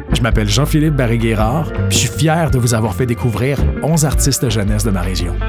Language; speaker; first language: French; native; French